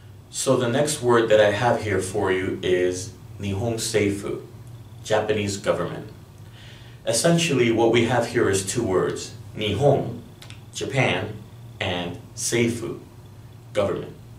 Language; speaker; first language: English; early bilingual, other home language; Spanish